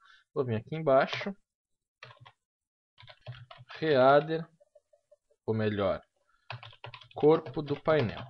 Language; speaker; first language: Portuguese; native; Portuguese